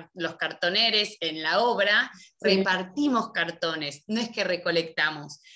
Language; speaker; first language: Spanish; native; Spanish